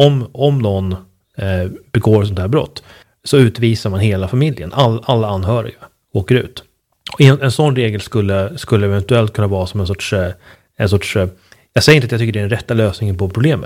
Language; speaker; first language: Swedish; native; Swedish